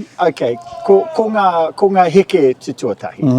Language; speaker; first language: Māori; non-native, local second language; English